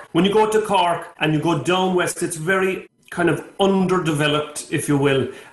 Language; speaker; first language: English; native; English